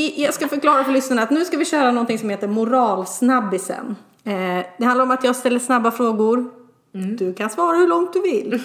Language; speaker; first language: Swedish; native; Swedish